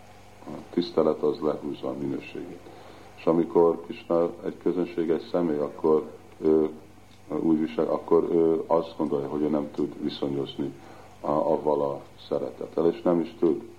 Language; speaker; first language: Hungarian; early bilingual, heritage; Hungarian